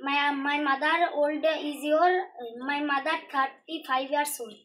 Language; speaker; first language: English; non-native, learner; Bangla